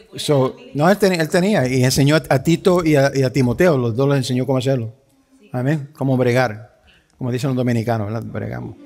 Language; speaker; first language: Spanish; early bilingual, heritage; Spanish